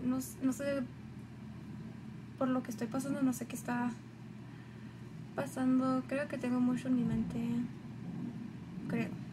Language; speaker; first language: Spanish; early bilingual, heritage; Spanish